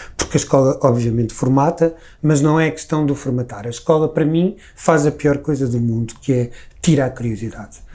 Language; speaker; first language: Portuguese; native; Portuguese